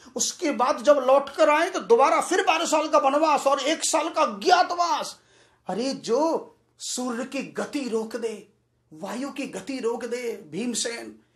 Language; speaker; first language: Hindi; native; Hindi